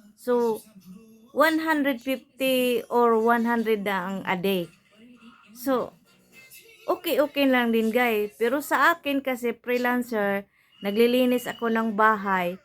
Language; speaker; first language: Filipino; native; Filipino